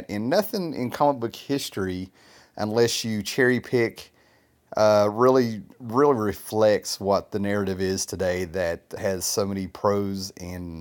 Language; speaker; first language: English; native; English